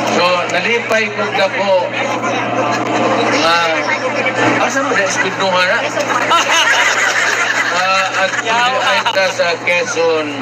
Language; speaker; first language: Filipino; non-native, local second language; Cebuano